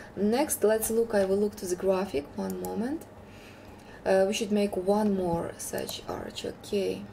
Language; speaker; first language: English; non-native, fluent; Ukrainian